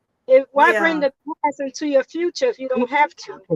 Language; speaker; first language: English; native; English